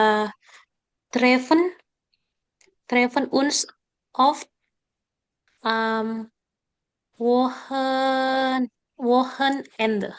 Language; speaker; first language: German; non-native, learner; Indonesian